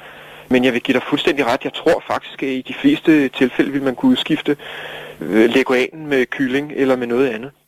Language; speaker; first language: Danish; native; Danish